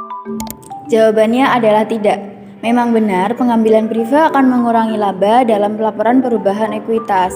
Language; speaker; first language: Indonesian; native; Indonesian